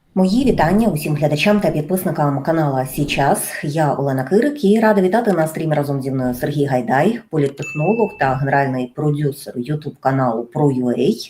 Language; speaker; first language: Ukrainian; native; Ukrainian